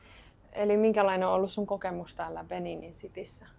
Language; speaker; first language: Finnish; native; Finnish